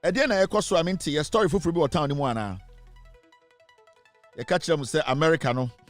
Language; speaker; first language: English; non-native, local second language; Akan